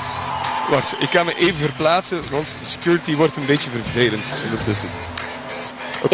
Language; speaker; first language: Dutch; native; Dutch